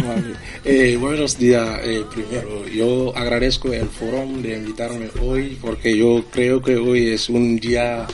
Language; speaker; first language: Spanish; non-native, fluent; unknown